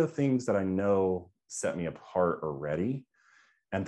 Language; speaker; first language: English; native; English